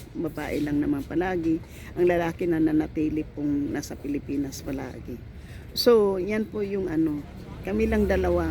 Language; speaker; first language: Filipino; non-native, local second language; Cebuano